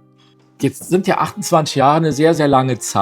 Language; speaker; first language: German; native; German